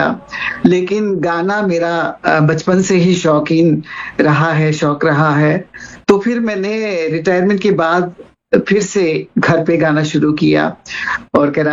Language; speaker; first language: Hindi; native; Hindi